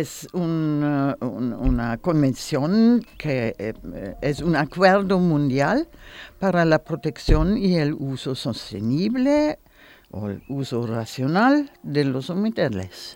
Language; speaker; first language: Spanish; non-native, learner; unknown